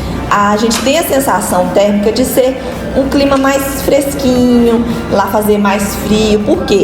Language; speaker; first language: Portuguese; native; Portuguese